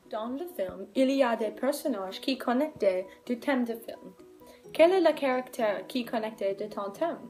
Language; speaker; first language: French; non-native, learner; English